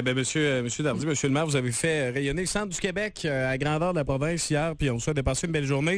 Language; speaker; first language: French; native; French